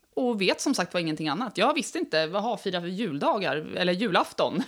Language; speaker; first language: Swedish; native; Swedish